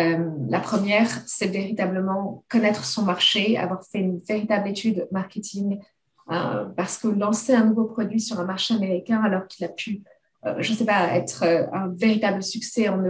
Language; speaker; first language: French; native; French